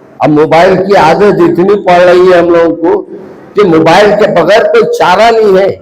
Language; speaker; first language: Urdu; native; Urdu